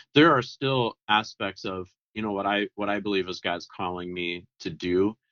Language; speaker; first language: English; native; English